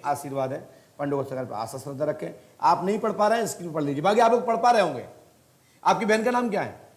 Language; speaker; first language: Hindi; native; Hindi